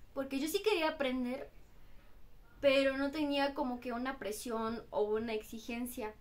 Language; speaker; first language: Spanish; non-native, fluent; Bulgarian